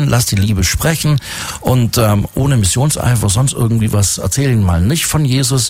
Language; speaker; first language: German; native; German